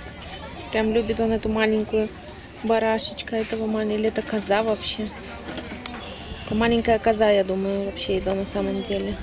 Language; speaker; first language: Russian; native; Russian